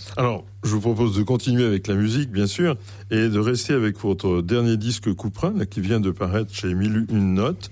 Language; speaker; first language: French; native; French